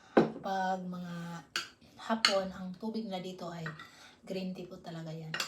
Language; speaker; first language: Filipino; non-native, local second language; Cebuano